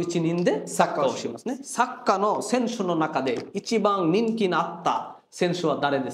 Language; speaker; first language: Japanese; non-native, fluent; Bangla